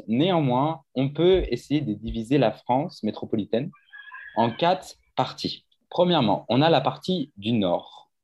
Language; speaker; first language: French; native; French